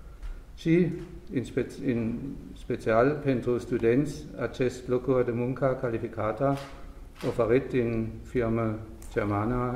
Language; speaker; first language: Romanian; non-native, learner; German